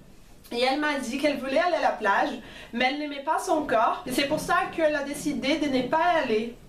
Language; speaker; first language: French; non-native, fluent; Portuguese